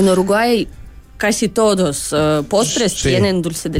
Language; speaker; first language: Spanish; early bilingual, other home language; Russian